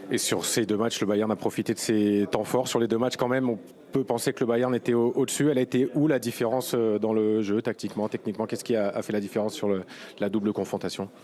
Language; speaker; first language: French; native; French